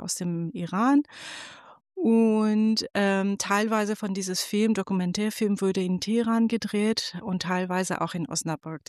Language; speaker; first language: German; non-native, fluent; Persian